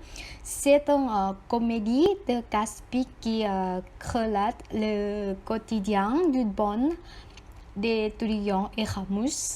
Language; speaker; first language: French; non-native, learner; Thai